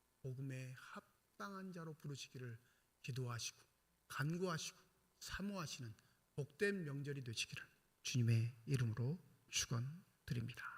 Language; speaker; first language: Korean; native; Korean